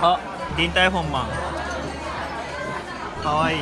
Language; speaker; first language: Chinese; non-native, learner; Japanese